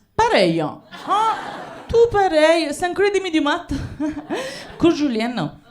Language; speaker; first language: French; non-native, fluent; Italian